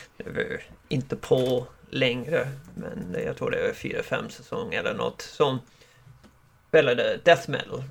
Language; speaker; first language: Swedish; non-native, learner; English